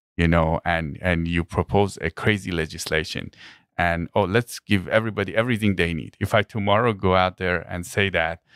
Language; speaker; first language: English; non-native, fluent; Persian